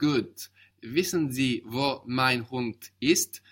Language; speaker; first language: German; non-native, fluent; English